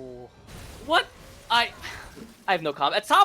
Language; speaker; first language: English; native; English